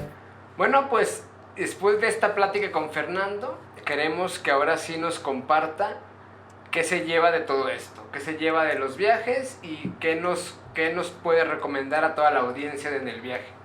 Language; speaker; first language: Spanish; native; Spanish